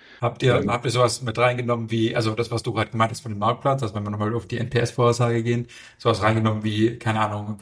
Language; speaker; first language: German; native; German